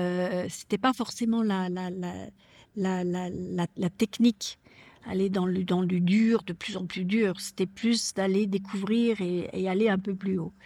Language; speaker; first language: French; native; French